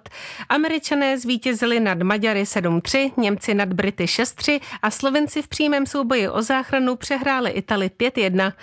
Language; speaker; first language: Czech; native; Czech